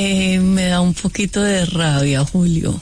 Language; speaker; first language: Spanish; native; Spanish